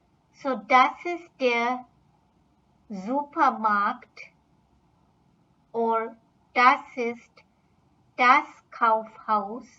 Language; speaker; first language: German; non-native, fluent; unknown